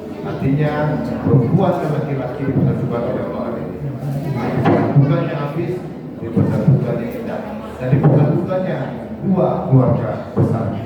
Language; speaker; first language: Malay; non-native, local second language; Minangkabau